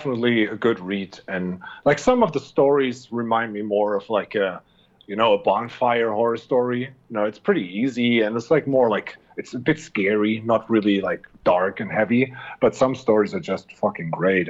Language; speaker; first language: English; non-native, fluent; German